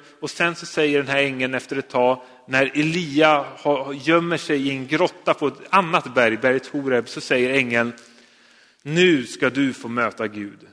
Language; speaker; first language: Swedish; native; Swedish